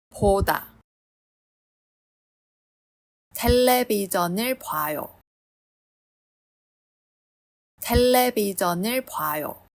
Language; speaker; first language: Korean; non-native, fluent; Chinese